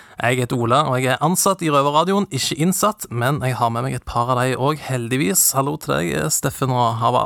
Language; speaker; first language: Norwegian; native; Norwegian